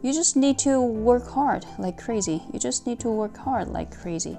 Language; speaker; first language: English; non-native, fluent; Korean